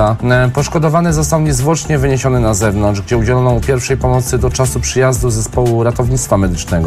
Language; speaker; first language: Polish; native; Polish